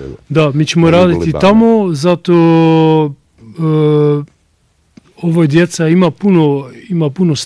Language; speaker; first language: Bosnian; non-native, learner; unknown